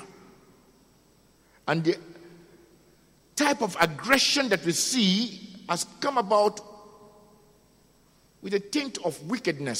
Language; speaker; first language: English; non-native, local second language; Yoruba